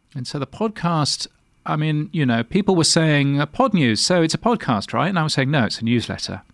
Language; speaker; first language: English; native; English